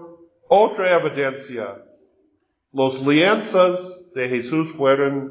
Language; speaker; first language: Spanish; non-native, learner; English